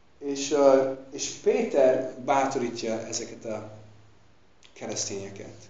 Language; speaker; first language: Hungarian; non-native, fluent; English